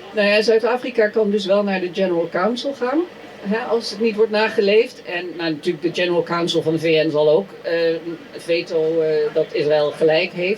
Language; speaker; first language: Dutch; native; Dutch